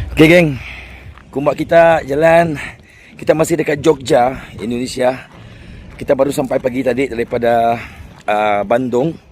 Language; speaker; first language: Malay; native; Malay